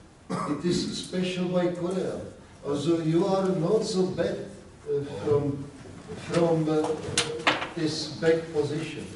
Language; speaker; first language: English; non-native, learner; Czech